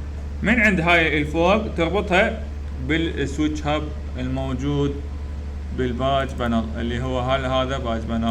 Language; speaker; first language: Arabic; native; Arabic